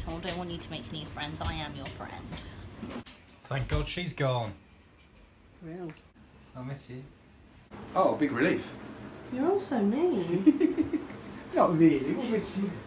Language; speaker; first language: English; native; English